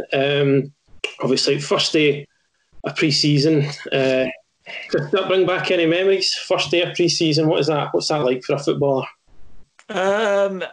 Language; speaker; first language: English; native; English